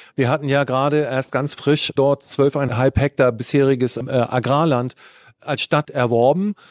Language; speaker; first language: German; native; German